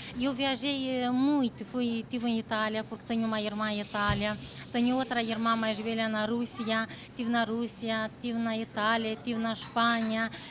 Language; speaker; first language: Portuguese; non-native, fluent; Romanian